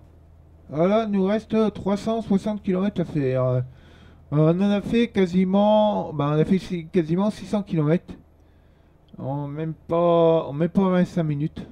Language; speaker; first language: French; native; French